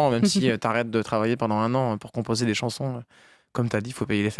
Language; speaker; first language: French; native; French